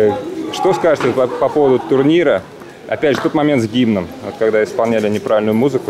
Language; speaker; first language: Russian; native; Russian